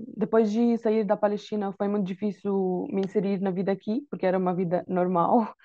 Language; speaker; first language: Portuguese; non-native, fluent; Arabic